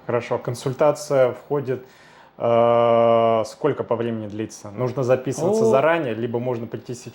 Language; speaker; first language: Russian; native; Russian